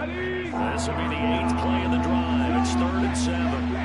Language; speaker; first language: English; native; English